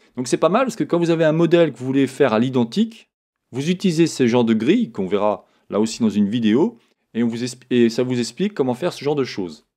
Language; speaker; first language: French; native; French